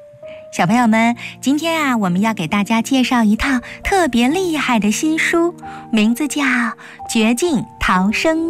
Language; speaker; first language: Chinese; native; Chinese